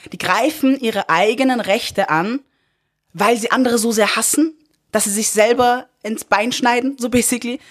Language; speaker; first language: German; early bilingual, other home language; Persian